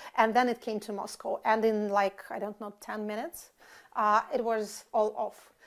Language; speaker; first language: English; non-native, fluent; Russian